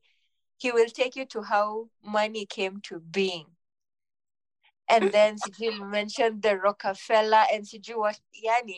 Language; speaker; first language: English; non-native, local second language; Swahili